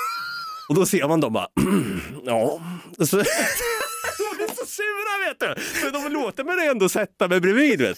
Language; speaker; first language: Swedish; native; Swedish